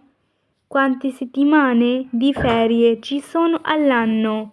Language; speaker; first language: Italian; non-native, fluent; Urdu